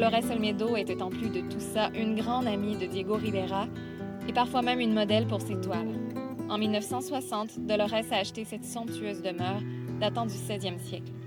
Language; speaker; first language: French; native; French